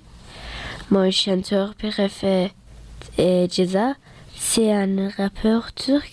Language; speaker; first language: French; early bilingual, other home language; Turkish